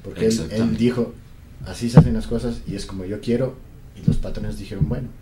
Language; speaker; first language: Spanish; native; Spanish